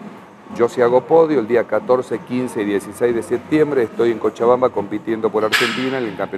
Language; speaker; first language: Spanish; native; Spanish